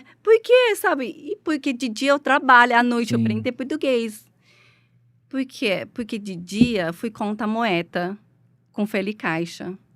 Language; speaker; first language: Portuguese; non-native, learner; Chinese